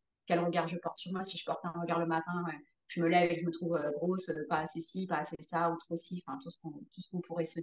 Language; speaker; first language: French; native; French